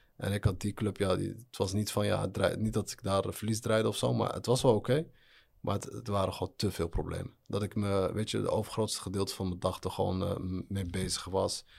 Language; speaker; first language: Dutch; early bilingual, other home language; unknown